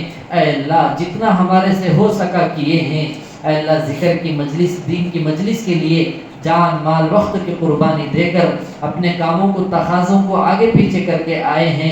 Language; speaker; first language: Urdu; native; Urdu